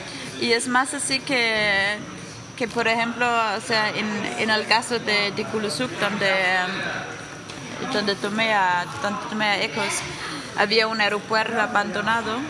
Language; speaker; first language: Spanish; non-native, fluent; Danish